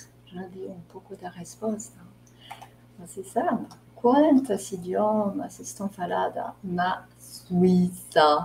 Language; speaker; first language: Portuguese; non-native, fluent; French